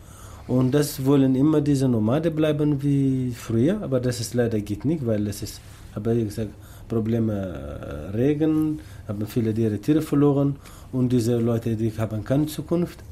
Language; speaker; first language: German; non-native, learner; Tamasheq